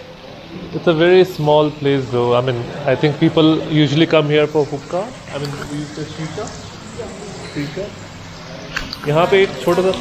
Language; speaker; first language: English; non-native, local second language; Hindi